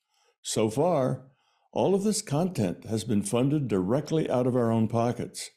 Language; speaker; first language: English; native; English